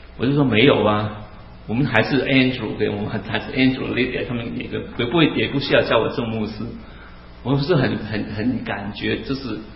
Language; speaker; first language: Chinese; non-native, local second language; Cantonese